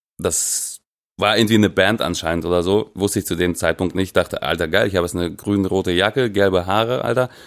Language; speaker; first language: German; non-native, fluent; Russian